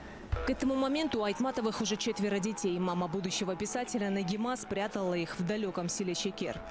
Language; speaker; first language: Russian; native; Russian